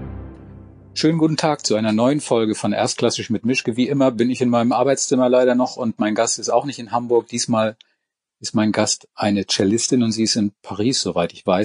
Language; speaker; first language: German; native; German